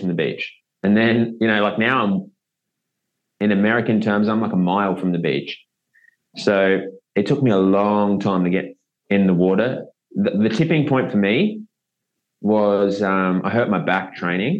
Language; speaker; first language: English; native; English